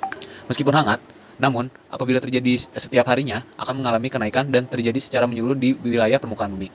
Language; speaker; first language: Indonesian; native; Indonesian